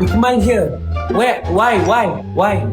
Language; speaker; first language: English; non-native, local second language; Malay